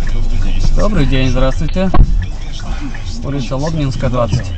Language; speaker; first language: Russian; non-native, local second language; Kyrgyz